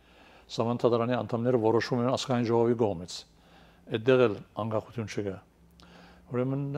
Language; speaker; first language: Armenian; early bilingual, heritage; Armenian